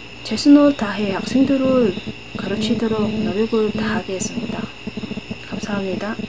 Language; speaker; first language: Korean; non-native, learner; Filipino